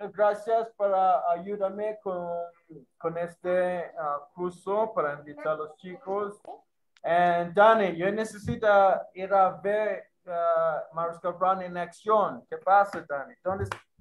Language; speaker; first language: Spanish; non-native, learner; English